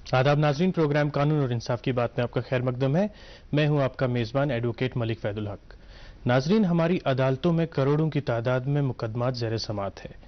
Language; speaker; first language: Urdu; non-native, local second language; Kashmiri